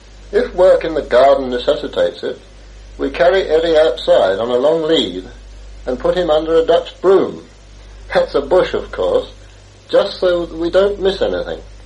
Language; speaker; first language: English; native; English